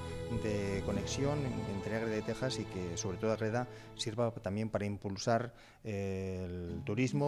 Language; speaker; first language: Spanish; native; Spanish